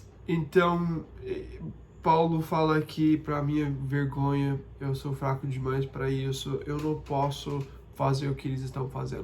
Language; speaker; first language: Portuguese; non-native, fluent; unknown